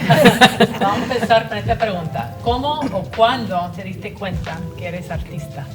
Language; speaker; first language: Spanish; non-native, fluent; English